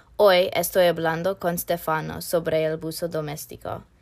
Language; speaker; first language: Spanish; non-native, fluent; English